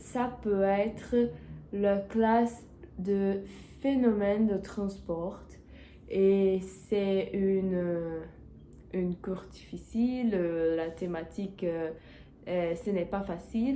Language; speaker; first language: French; non-native, learner; Portuguese